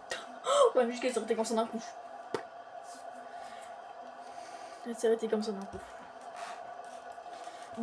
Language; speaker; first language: French; native; French